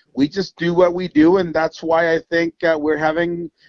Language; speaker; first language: English; non-native, fluent; Spanish